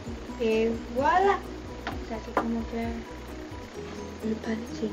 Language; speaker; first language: French; non-native, learner; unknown